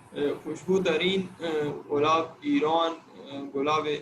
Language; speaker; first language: Persian; non-native, learner; Urdu